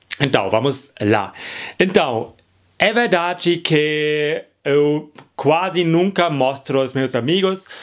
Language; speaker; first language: Portuguese; non-native, fluent; German